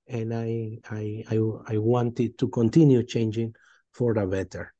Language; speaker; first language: English; non-native, fluent; Spanish